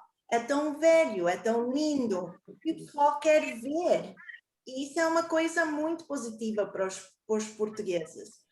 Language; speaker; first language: Portuguese; early bilingual, heritage; Portuguese